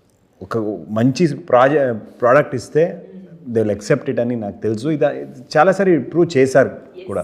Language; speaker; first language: Telugu; non-native, learner; Kannada